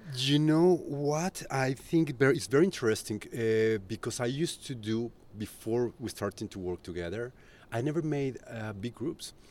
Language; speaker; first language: English; non-native, fluent; Spanish